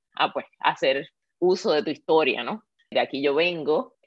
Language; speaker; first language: Spanish; native; Spanish